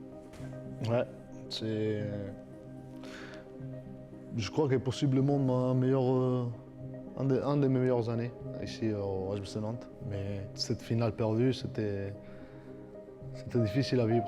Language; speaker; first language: French; non-native, fluent; Spanish